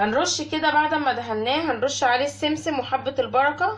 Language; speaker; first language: Arabic; native; Arabic